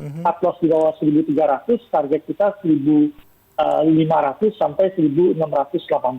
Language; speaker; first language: Indonesian; native; Indonesian